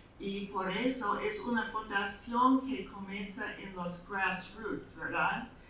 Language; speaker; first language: Spanish; non-native, fluent; English